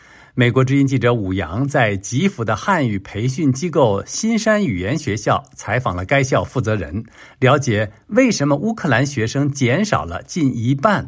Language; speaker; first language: Chinese; native; Chinese